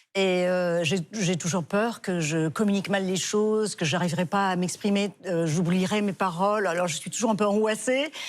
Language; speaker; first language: French; non-native, fluent; English